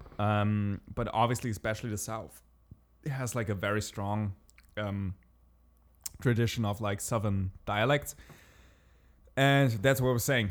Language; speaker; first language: English; non-native, fluent; German